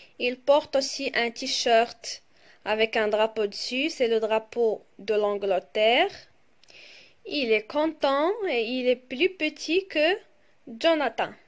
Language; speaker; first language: French; non-native, local second language; Arabic